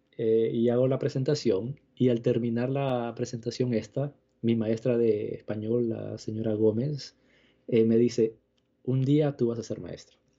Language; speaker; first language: Spanish; native; Spanish